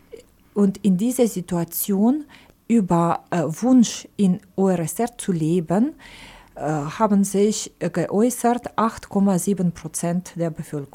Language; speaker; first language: German; non-native, fluent; Ukrainian